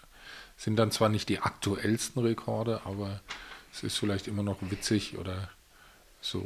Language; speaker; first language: German; native; German